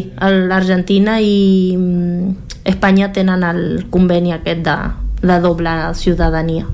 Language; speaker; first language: Catalan; non-native, fluent; Spanish